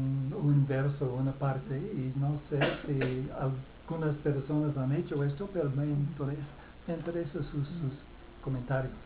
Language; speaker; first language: Spanish; non-native, fluent; English